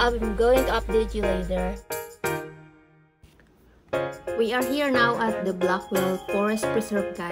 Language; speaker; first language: English; non-native, learner; Filipino